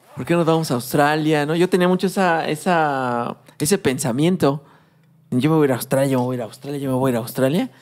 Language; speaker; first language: Spanish; native; Spanish